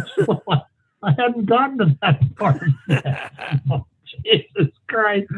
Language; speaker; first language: English; native; English